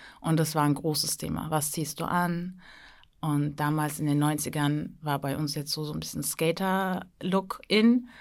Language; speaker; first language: German; early bilingual, other home language; Turkish